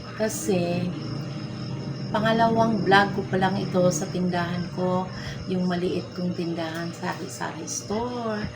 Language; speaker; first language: Filipino; non-native, local second language; Cebuano